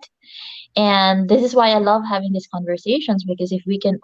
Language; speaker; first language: English; non-native, local second language; Filipino